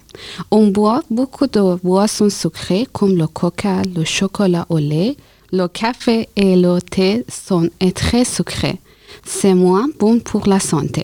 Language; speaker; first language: French; non-native, learner; Persian